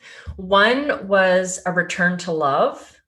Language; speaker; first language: English; native; English